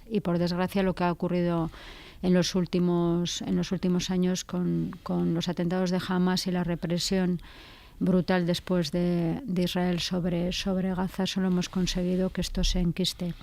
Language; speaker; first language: Spanish; native; Spanish